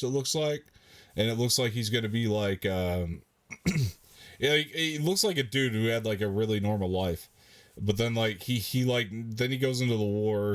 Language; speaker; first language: English; native; English